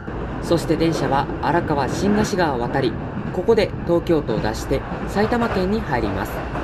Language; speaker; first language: Japanese; native; Japanese